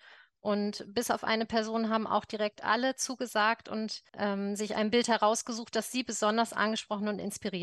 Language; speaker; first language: German; native; German